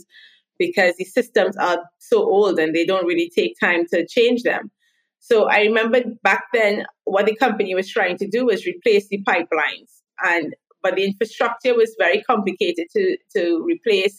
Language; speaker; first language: English; native; English